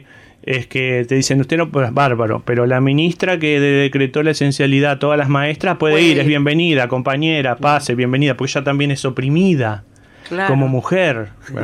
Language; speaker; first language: Spanish; native; Spanish